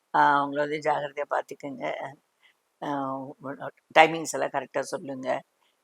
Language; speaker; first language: Tamil; non-native, local second language; Telugu